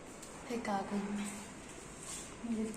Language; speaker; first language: Hindi; native; Hindi